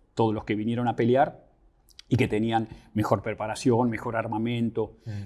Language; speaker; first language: Spanish; native; Spanish